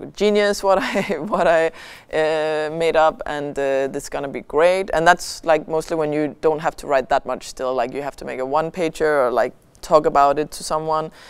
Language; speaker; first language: English; non-native, fluent; Danish